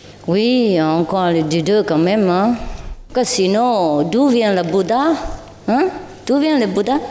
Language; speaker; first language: French; non-native, learner; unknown